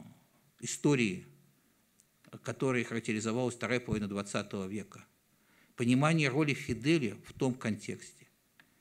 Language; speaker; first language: Russian; native; Russian